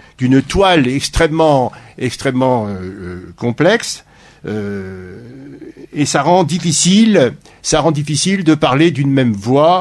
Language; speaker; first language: French; native; French